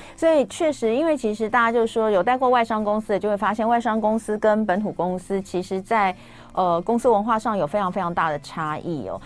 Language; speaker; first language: Chinese; native; Chinese